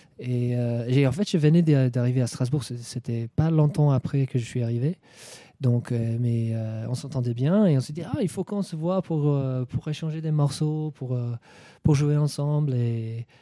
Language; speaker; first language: French; non-native, fluent; English